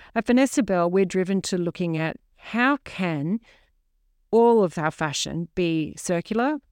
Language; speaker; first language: English; native; English